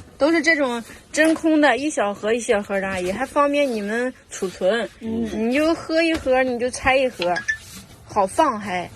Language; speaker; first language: Chinese; native; Chinese